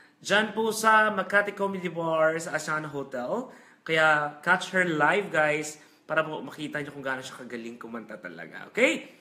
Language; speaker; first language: Filipino; non-native, local second language; Hiligaynon